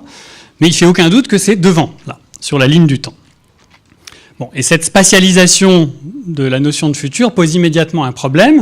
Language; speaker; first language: French; native; French